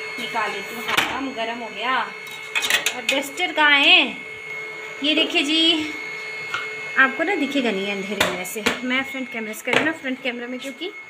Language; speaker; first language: Hindi; native; Hindi